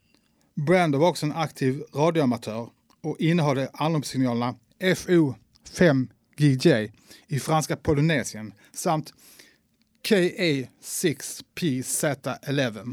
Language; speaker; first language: Swedish; native; Swedish